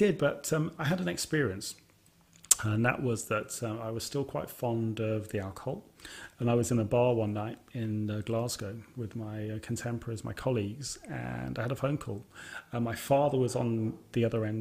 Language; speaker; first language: English; native; English